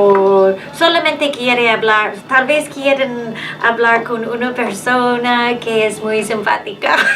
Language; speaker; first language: Spanish; non-native, fluent; English